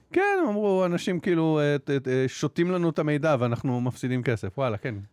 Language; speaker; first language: Hebrew; native; Hebrew